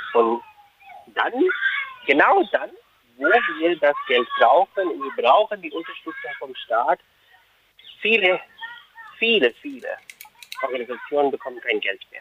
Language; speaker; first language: German; non-native, fluent; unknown